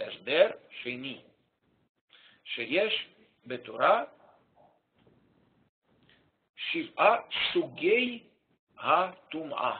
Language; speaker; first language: Russian; native; Russian